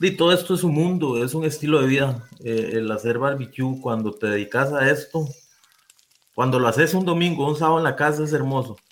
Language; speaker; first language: Spanish; native; Spanish